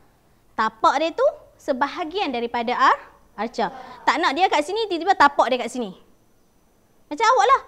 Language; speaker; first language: Malay; native; Malay